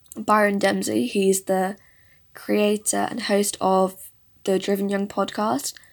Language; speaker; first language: English; early bilingual, other home language; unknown